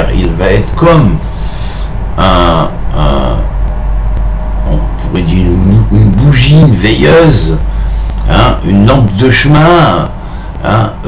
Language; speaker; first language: French; native; French